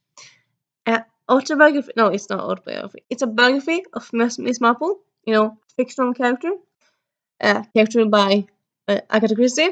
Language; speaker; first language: English; early bilingual, heritage; Norwegian